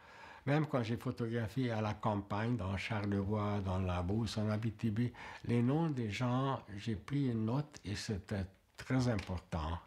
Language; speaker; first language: French; non-native, fluent; Hungarian